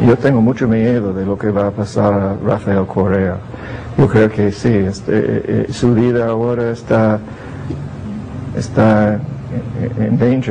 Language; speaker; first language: Spanish; non-native, fluent; English